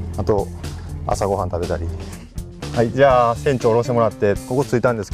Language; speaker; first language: Japanese; native; Japanese